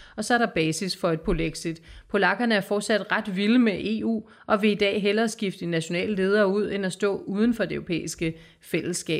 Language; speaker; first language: Danish; native; Danish